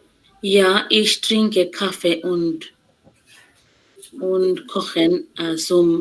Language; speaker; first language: German; non-native, learner; Bangla